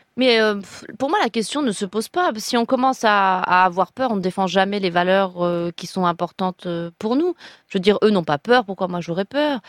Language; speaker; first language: French; native; French